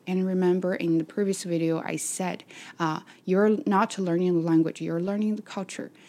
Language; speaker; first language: English; non-native, fluent; Chinese